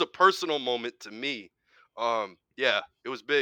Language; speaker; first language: English; native; English